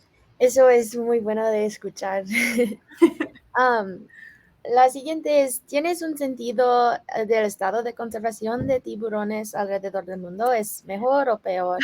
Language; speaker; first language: Spanish; non-native, fluent; English